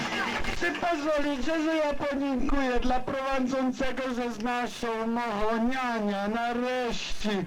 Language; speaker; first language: Polish; non-native, local second language; Rusyn